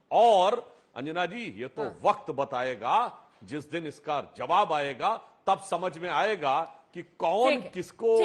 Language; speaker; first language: Hindi; native; Hindi